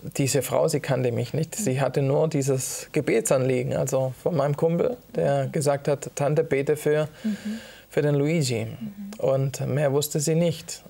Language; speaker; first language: German; early bilingual, other home language; Italian